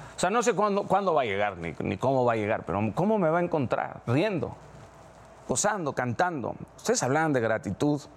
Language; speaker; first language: Spanish; native; Spanish